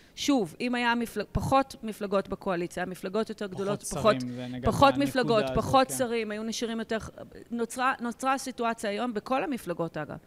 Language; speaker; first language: Hebrew; native; Hebrew